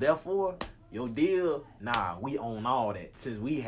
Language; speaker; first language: English; native; English